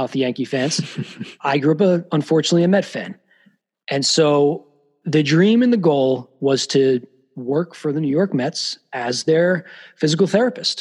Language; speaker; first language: English; native; English